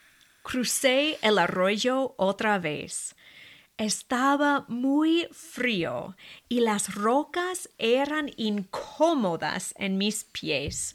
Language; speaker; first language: Spanish; non-native, fluent; English